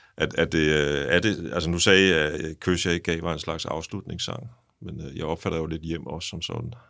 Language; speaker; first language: Danish; native; Danish